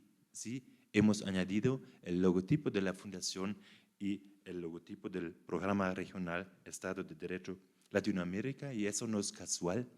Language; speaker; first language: Spanish; non-native, fluent; German